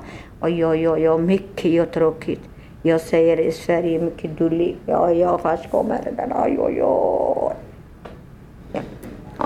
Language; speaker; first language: Swedish; non-native, learner; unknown